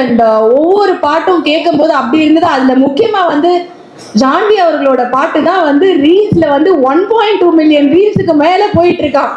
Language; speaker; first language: Tamil; native; Tamil